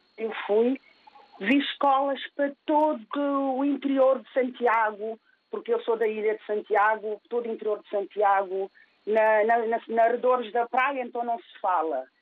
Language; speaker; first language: Portuguese; early bilingual, other home language; Kabuverdianu